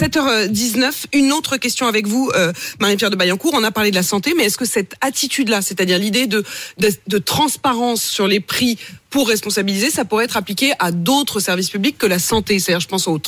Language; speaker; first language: French; native; French